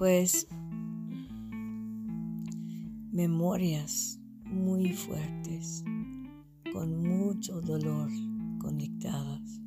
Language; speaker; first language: Spanish; non-native, fluent; English